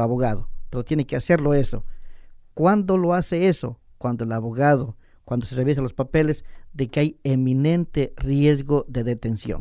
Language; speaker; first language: Spanish; native; Spanish